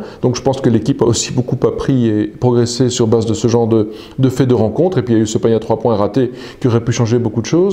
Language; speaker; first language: French; native; French